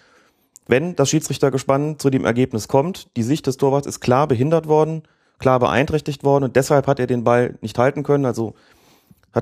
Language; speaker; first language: German; native; German